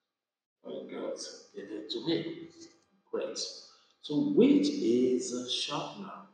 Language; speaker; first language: English; non-native, fluent; Vietnamese